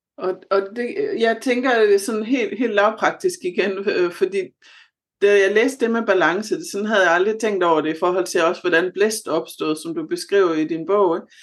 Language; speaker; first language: Danish; native; Danish